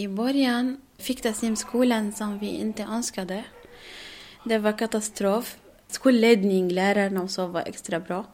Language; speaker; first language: Swedish; non-native, learner; Arabic